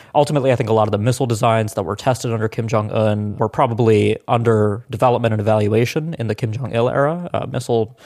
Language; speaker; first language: English; non-native, local second language; Hindi